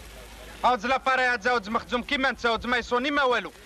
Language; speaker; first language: Arabic; native; Arabic